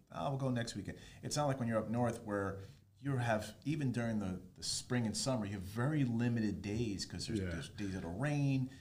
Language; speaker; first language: English; native; English